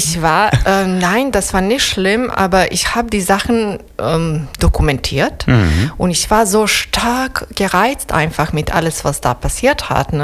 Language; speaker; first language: German; non-native, fluent; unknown